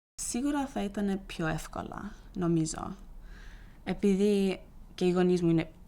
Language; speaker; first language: Greek; early bilingual, heritage; Greek